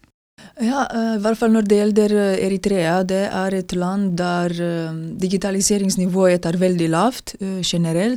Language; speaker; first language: Norwegian; non-native, fluent; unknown